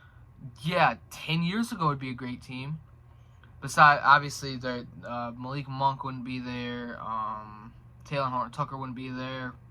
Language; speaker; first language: English; native; English